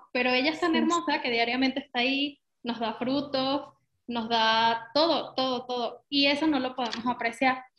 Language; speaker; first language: Spanish; native; Spanish